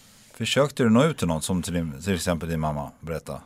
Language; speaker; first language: Swedish; native; Swedish